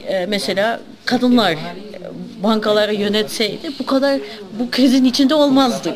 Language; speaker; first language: Turkish; early bilingual, heritage; Turkish